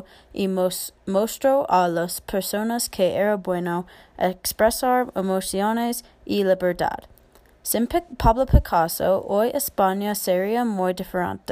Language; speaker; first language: Spanish; non-native, learner; English